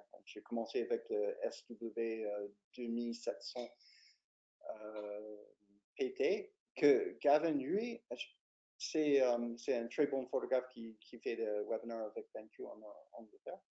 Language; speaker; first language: French; non-native, fluent; English